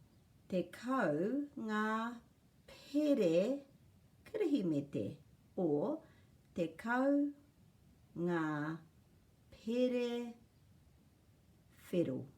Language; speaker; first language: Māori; non-native, learner; English